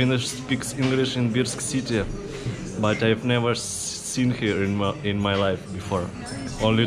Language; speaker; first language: English; non-native, fluent; Russian